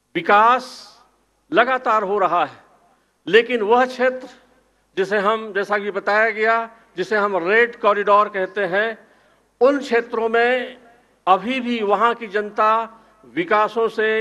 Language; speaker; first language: Hindi; native; Hindi